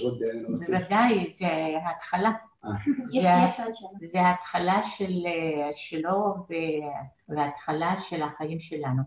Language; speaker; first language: Hebrew; non-native, fluent; Arabic